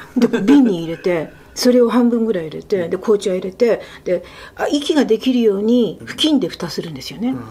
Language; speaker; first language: Japanese; native; Japanese